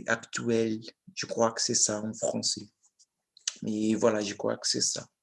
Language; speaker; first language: French; non-native, learner; Portuguese